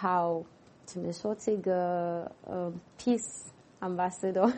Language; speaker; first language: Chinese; non-native, fluent; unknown